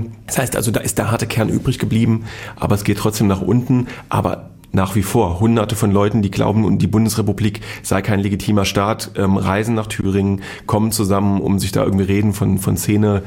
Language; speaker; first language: German; native; German